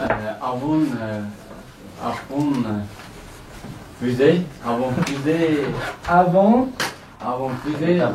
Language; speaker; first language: French; non-native, learner; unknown